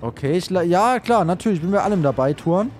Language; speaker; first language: German; native; German